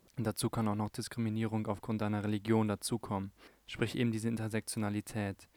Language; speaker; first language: German; native; German